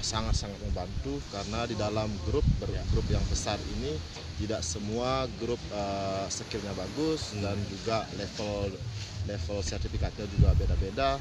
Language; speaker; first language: Indonesian; non-native, local second language; Balinese